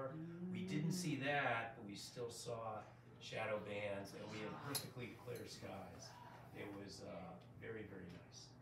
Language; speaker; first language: English; native; English